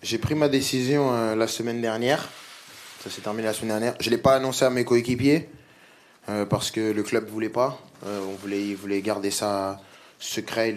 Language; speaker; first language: French; native; French